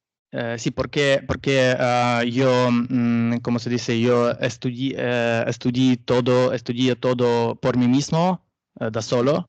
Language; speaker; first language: Spanish; non-native, learner; Russian